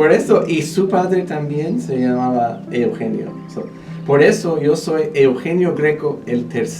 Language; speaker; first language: Spanish; non-native, fluent; English